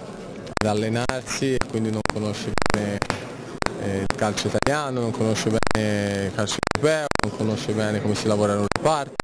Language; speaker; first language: Italian; native; Italian